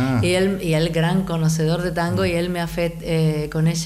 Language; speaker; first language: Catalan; non-native, fluent; Spanish